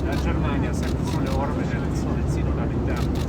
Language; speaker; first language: Italian; native; Italian